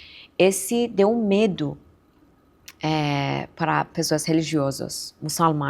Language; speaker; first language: Portuguese; non-native, fluent; Persian